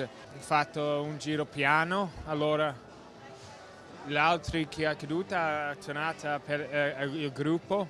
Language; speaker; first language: Italian; non-native, learner; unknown